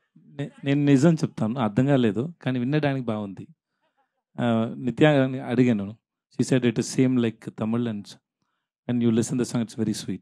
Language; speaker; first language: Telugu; non-native, learner; Tamil